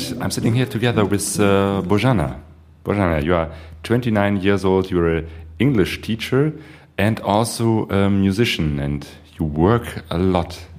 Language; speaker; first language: English; non-native, fluent; German